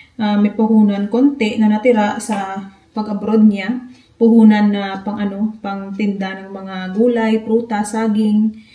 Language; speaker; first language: Filipino; non-native, local second language; Hiligaynon